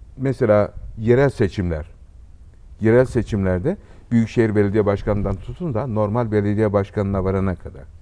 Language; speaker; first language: Turkish; native; Turkish